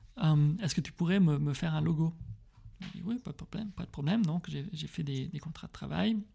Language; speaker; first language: French; early bilingual, heritage; French